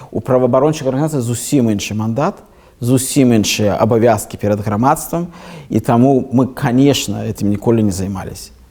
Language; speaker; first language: Belarusian; non-native, local second language; Russian